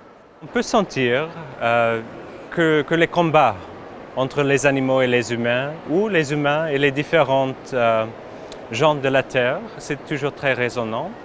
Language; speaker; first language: French; non-native, fluent; English